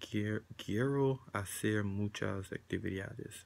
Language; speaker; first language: Spanish; non-native, learner; English